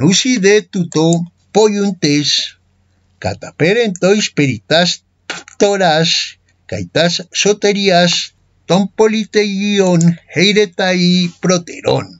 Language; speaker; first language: Greek; non-native, fluent; Spanish